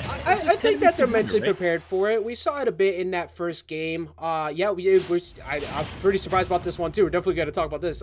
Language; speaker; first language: English; native; English